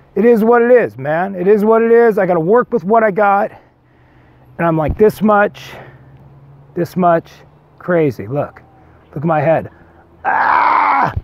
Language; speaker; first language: English; native; English